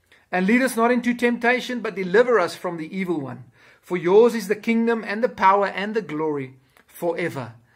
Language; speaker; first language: English; non-native, local second language; Afrikaans